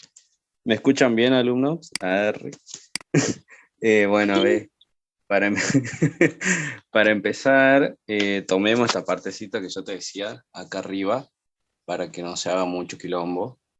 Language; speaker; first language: Spanish; native; Spanish